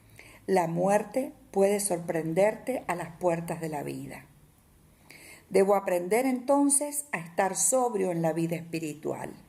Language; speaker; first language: Spanish; native; Spanish